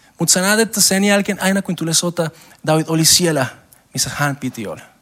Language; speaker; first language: Finnish; non-native, learner; Spanish